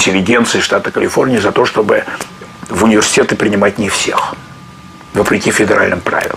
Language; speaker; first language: Russian; native; Russian